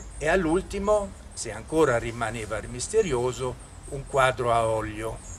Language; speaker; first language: Italian; early bilingual, other home language; German